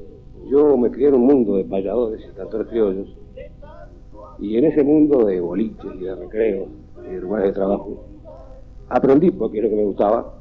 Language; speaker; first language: Spanish; native; Spanish